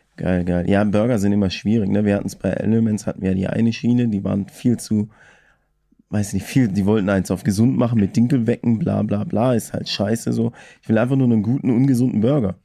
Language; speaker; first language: German; native; German